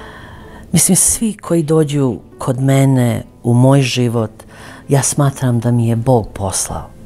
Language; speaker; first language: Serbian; early bilingual, other home language; Croatian